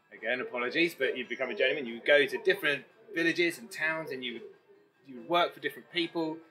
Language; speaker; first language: English; native; English